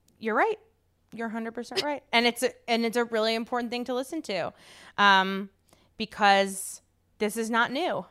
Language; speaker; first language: English; native; English